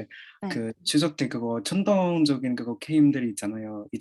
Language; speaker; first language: Korean; non-native, learner; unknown